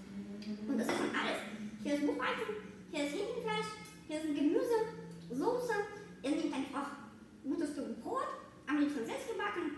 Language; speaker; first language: German; non-native, fluent; Russian